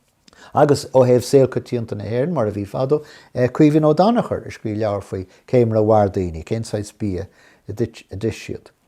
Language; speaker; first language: Irish; non-native, local second language; English